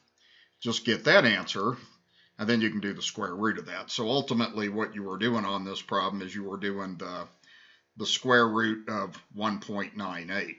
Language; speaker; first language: English; native; English